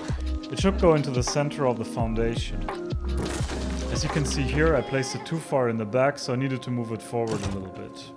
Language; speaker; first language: English; non-native, fluent; German